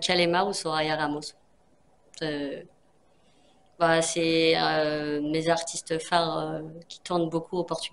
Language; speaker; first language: French; native; French